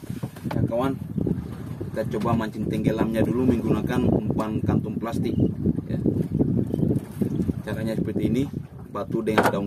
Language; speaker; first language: Indonesian; native; Indonesian